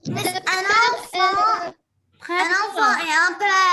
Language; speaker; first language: French; non-native, learner; Arabic